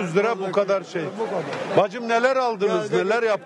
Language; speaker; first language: Turkish; native; Turkish